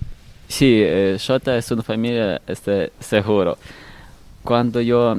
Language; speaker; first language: Spanish; non-native, learner; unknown